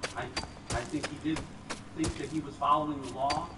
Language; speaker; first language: English; native; English